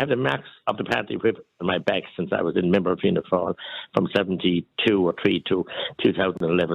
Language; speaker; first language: English; native; English